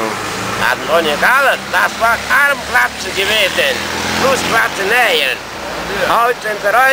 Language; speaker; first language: German; early bilingual, heritage; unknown